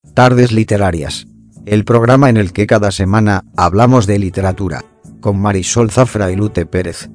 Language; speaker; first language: Spanish; native; Spanish